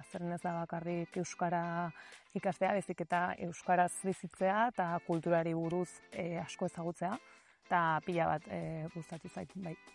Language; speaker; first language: Basque; non-native, local second language; Spanish